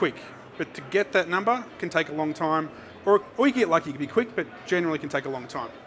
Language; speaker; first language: English; native; English